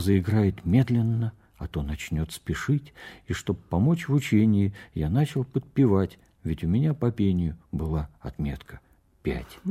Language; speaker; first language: Russian; native; Russian